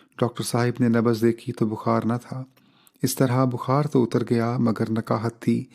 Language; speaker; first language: Urdu; native; Urdu